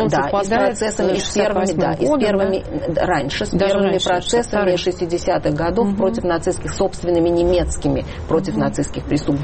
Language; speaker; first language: Russian; native; Russian